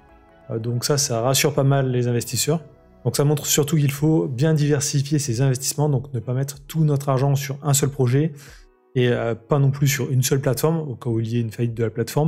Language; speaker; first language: French; native; French